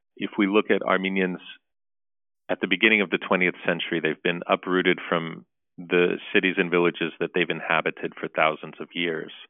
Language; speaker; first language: English; early bilingual, other home language; Turkish